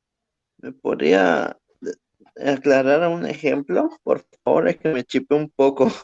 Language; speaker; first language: Spanish; native; Spanish